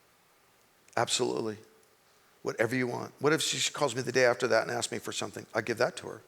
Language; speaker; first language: English; native; English